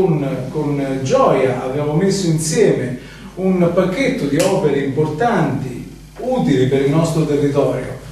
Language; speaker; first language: Italian; native; Italian